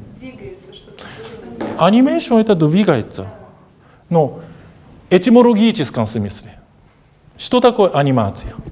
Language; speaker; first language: Russian; non-native, fluent; Japanese